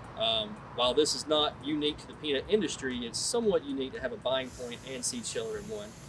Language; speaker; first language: English; native; English